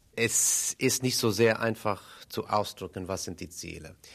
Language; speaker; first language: German; non-native, fluent; English